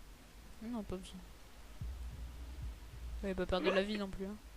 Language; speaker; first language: French; native; French